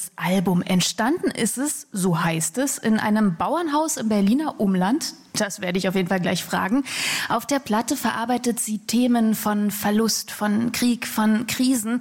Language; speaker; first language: German; native; German